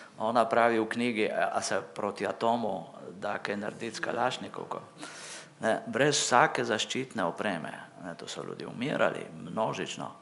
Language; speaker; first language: Slovenian; native; Slovenian